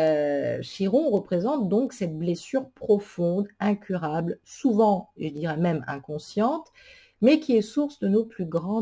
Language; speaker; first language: French; native; French